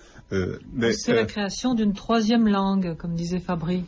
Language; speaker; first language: French; native; French